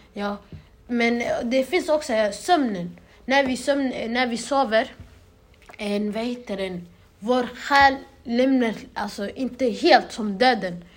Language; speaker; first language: Swedish; early bilingual, other home language; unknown